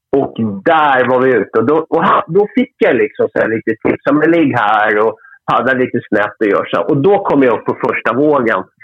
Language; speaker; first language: Swedish; native; Swedish